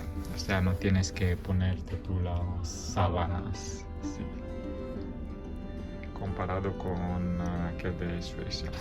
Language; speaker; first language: Spanish; non-native, fluent; Romanian